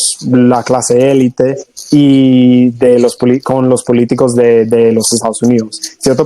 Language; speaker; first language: Spanish; non-native, fluent; English